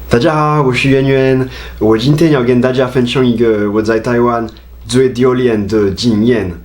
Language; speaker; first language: Chinese; non-native, fluent; French